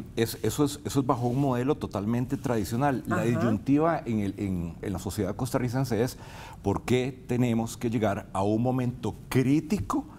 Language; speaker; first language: Spanish; native; Spanish